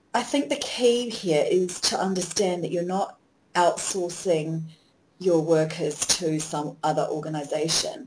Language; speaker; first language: English; native; English